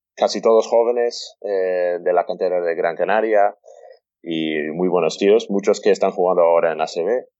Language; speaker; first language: Spanish; non-native, fluent; English